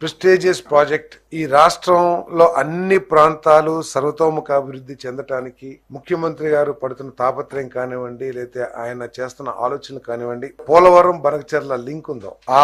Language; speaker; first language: Telugu; native; Telugu